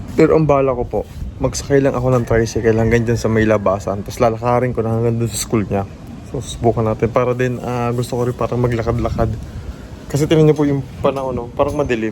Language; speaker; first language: Filipino; native; Filipino